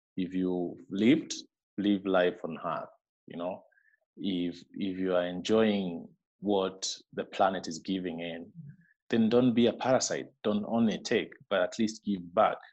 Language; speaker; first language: English; non-native, local second language; Meru